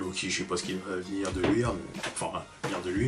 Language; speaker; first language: French; native; French